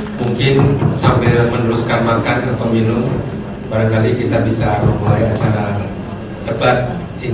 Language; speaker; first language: Indonesian; native; Indonesian